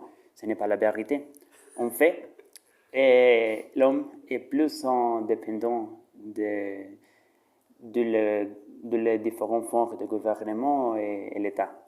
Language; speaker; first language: French; non-native, learner; Spanish